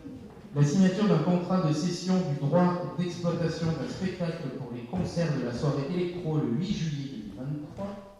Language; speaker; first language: French; native; French